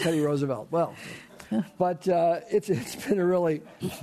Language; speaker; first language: English; native; English